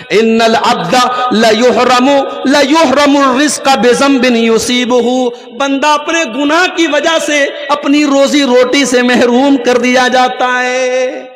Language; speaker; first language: Urdu; native; Urdu